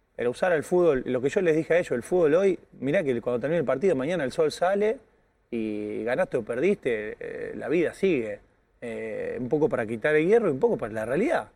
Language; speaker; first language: Spanish; native; Spanish